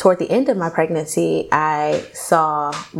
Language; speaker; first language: English; native; English